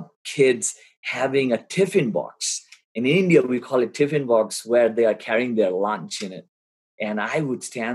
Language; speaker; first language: English; non-native, local second language; Bangla